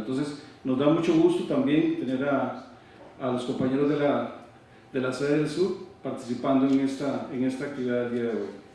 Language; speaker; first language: Spanish; native; Spanish